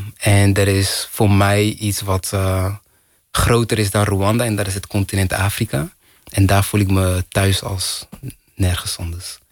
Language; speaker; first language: Dutch; non-native, fluent; Kinyarwanda